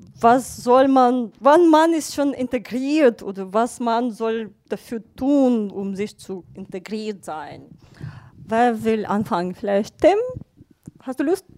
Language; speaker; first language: German; non-native, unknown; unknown